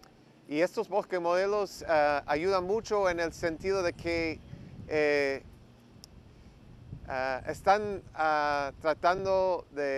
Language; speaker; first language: Spanish; non-native, fluent; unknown